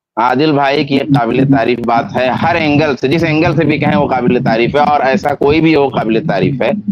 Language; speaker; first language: Urdu; native; Urdu